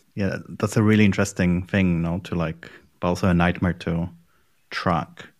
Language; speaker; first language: English; non-native, fluent; Polish